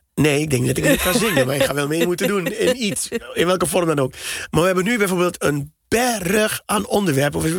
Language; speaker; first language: Dutch; native; Dutch